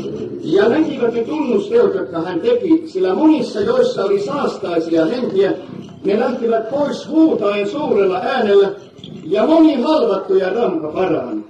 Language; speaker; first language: Finnish; native; Finnish